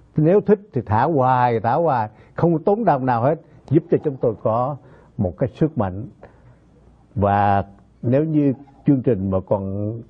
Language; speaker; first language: Vietnamese; native; Vietnamese